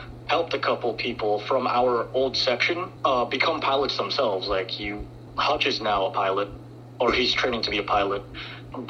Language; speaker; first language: English; early bilingual, other home language; Filipino